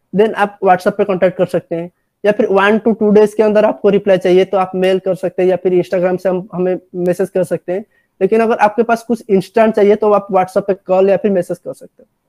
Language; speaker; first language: Hindi; non-native, local second language; Odia